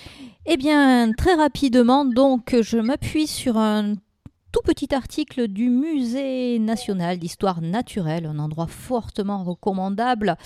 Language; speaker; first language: French; native; French